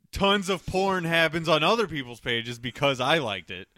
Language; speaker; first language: English; early bilingual, other home language; Spanish